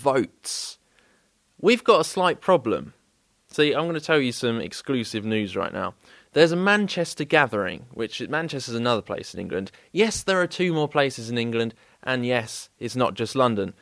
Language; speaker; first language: English; native; English